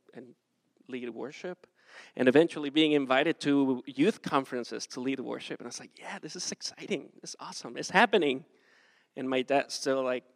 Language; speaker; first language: English; non-native, fluent; Spanish